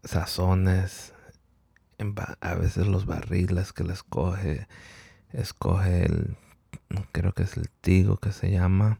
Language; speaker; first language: Spanish; early bilingual, heritage; Spanish